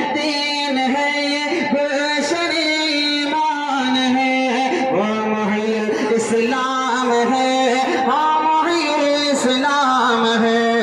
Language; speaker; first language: Urdu; native; Urdu